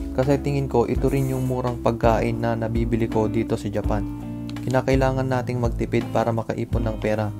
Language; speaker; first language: Filipino; native; Filipino